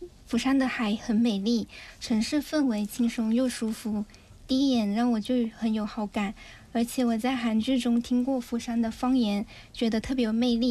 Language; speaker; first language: Chinese; native; Chinese